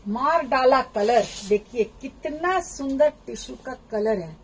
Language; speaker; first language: Hindi; non-native, local second language; Bangla